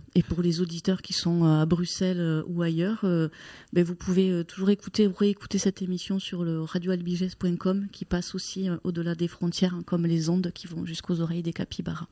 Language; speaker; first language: French; native; French